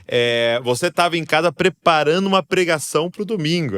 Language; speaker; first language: Portuguese; native; Portuguese